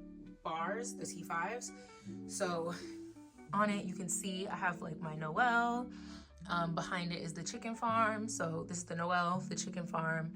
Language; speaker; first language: English; native; English